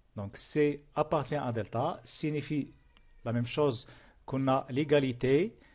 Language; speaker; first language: French; non-native, local second language; Arabic